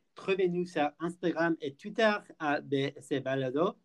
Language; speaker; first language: French; non-native, fluent; English